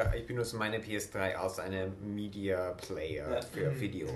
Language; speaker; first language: German; non-native, fluent; English